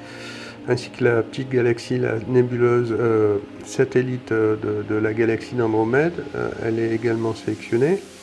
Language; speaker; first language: French; native; French